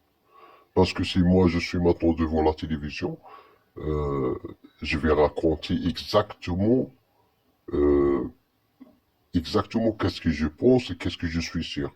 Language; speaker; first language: French; non-native, learner; Arabic